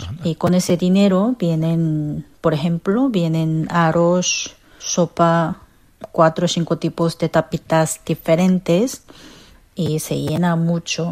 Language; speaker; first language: Spanish; non-native, fluent; Korean